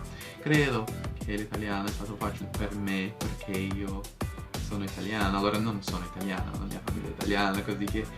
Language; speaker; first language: Italian; early bilingual, heritage; Portuguese